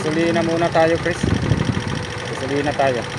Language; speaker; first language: Filipino; native; Filipino